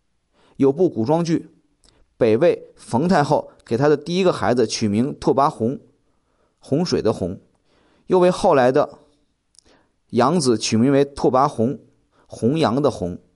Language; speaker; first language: Chinese; native; Chinese